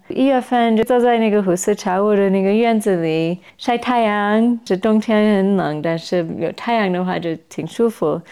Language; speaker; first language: Chinese; non-native, fluent; English